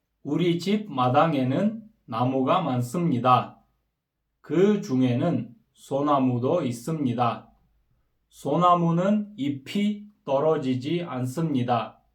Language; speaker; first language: Korean; non-native, fluent; Kyrgyz